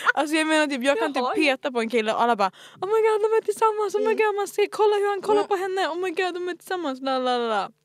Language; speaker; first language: Swedish; native; Swedish